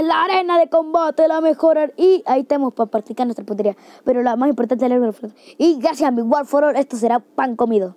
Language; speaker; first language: Spanish; native; Spanish